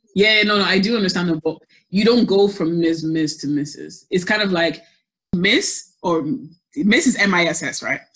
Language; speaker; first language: English; native; English